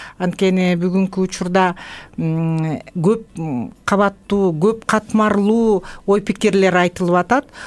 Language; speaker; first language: Kyrgyz; native; Kyrgyz